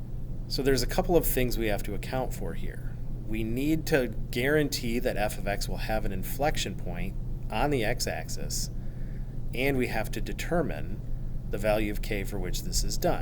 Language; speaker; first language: English; native; English